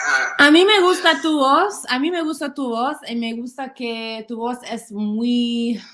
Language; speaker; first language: Spanish; non-native, learner; English